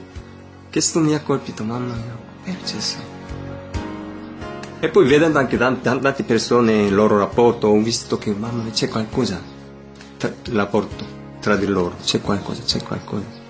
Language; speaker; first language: Italian; non-native, learner; Korean